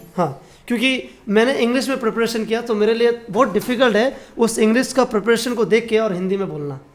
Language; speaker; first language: Hindi; non-native, local second language; Bangla